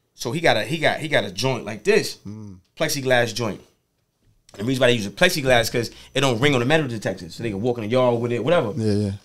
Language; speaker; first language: English; native; English